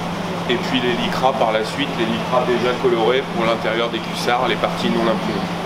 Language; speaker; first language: French; native; French